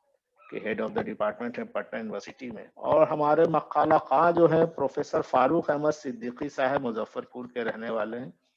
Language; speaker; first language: Urdu; native; Urdu